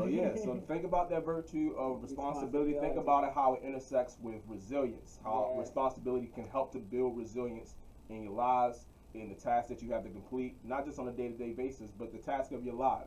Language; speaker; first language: English; native; English